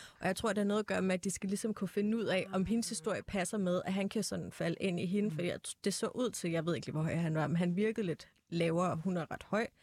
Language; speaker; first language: Danish; native; Danish